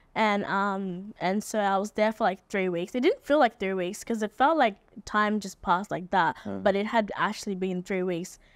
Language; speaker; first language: English; native; English